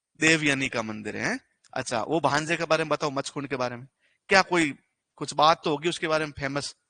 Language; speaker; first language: Hindi; native; Hindi